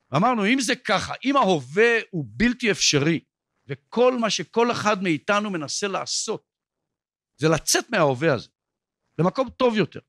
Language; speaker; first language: Hebrew; native; Hebrew